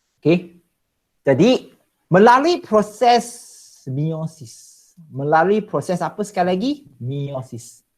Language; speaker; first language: Malay; non-native, local second language; Chinese